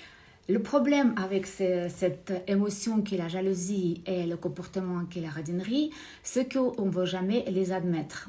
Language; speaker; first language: French; non-native, fluent; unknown